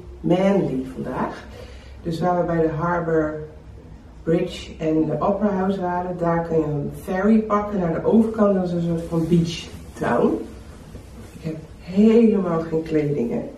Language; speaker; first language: Dutch; native; Dutch